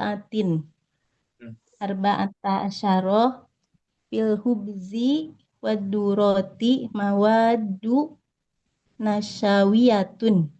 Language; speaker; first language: Arabic; non-native, learner; Indonesian